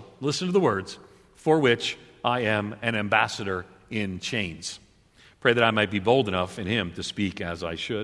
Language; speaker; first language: English; native; English